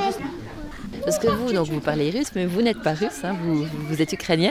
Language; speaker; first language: French; native; French